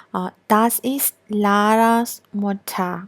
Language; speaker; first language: German; non-native, fluent; Burmese